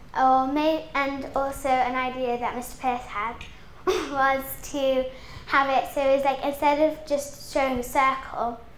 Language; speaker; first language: English; native; English